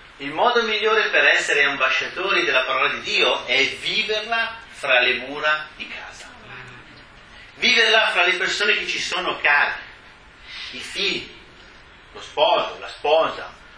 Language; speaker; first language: Italian; native; Italian